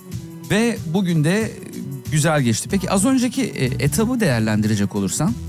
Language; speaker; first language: Turkish; native; Turkish